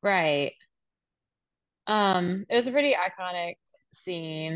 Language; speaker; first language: English; native; English